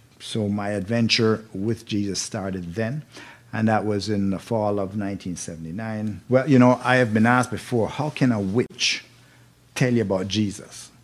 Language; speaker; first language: English; native; English